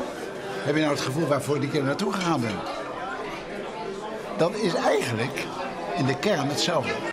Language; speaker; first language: Dutch; native; Dutch